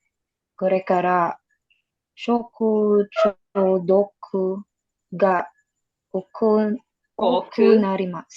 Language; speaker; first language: Japanese; non-native, learner; Filipino